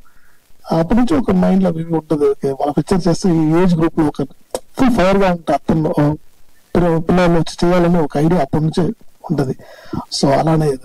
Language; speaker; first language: Telugu; non-native, learner; Tamil